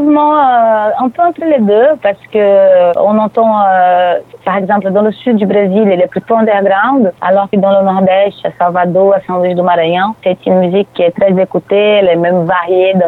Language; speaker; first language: French; non-native, fluent; Portuguese